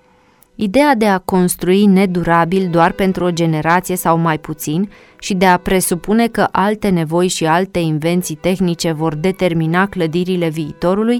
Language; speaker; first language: Romanian; native; Romanian